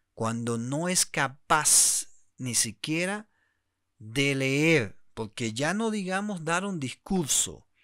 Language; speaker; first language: Spanish; native; Spanish